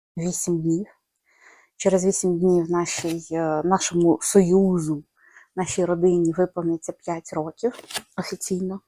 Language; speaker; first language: Ukrainian; non-native, local second language; Russian